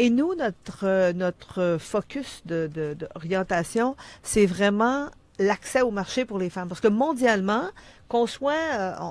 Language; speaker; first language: French; native; French